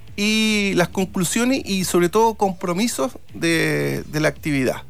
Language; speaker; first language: Spanish; native; Spanish